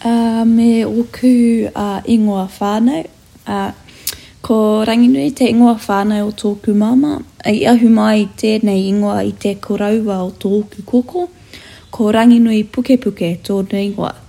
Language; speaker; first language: Māori; non-native, local second language; English